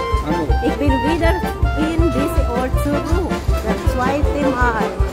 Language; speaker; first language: German; non-native, learner; Filipino